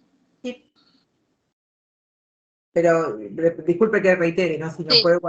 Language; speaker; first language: Spanish; native; Spanish